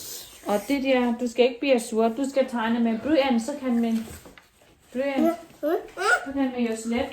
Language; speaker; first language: Danish; non-native, learner; Thai